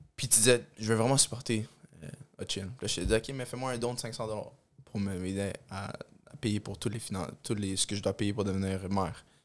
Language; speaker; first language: French; early bilingual, other home language; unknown